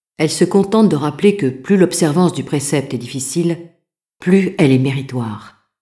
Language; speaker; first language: French; native; French